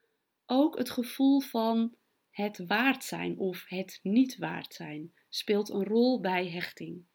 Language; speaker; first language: Dutch; native; Dutch